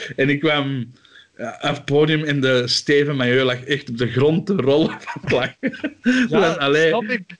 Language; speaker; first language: Dutch; native; Dutch